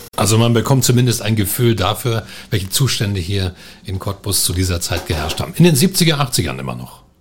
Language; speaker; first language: German; native; German